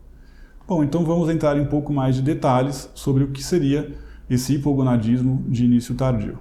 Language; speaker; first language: Portuguese; native; Portuguese